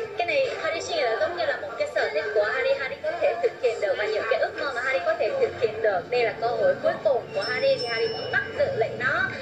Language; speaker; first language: Vietnamese; non-native, fluent; Korean